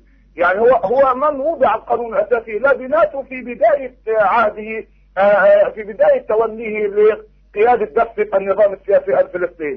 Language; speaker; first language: Arabic; native; Arabic